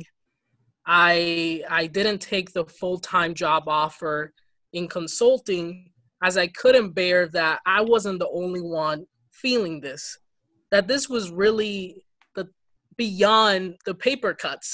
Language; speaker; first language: English; early bilingual, other home language; Spanish